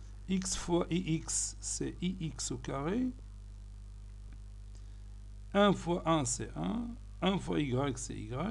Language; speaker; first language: French; non-native, local second language; Arabic